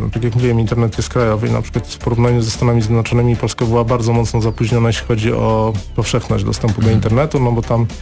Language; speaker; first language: Polish; native; Polish